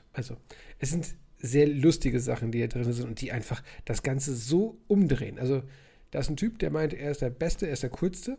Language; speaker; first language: German; native; German